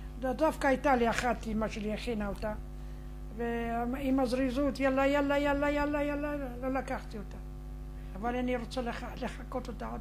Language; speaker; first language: Hebrew; non-native, fluent; Arabic